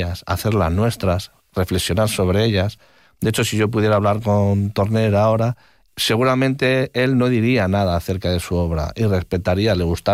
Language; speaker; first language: Spanish; native; Spanish